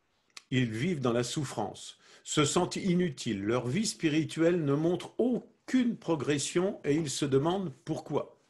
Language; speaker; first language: French; native; French